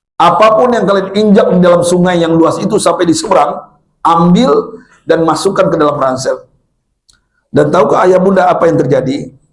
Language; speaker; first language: Indonesian; non-native, local second language; Minangkabau